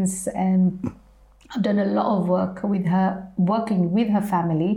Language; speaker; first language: English; non-native, fluent; French